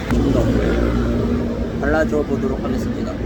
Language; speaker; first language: Korean; native; Korean